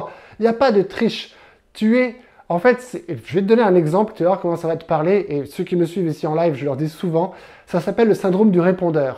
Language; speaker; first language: French; native; French